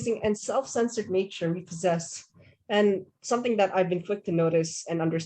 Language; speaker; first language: English; non-native, fluent; Indonesian